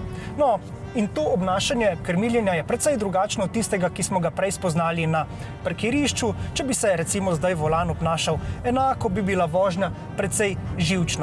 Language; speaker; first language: Slovenian; native; Slovenian